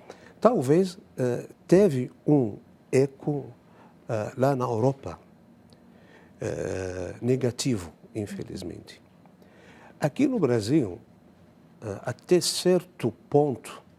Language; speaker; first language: Portuguese; non-native, fluent; Arabic